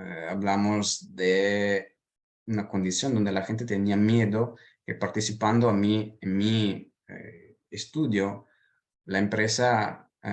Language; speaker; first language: Spanish; non-native, fluent; Italian